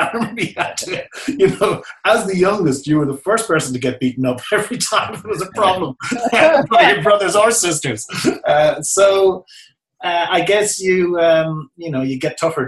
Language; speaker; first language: English; native; English